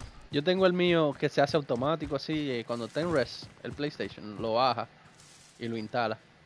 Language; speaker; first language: Spanish; early bilingual, heritage; Spanish